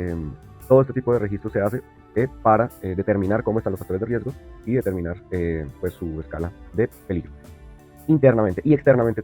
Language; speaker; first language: Spanish; native; Spanish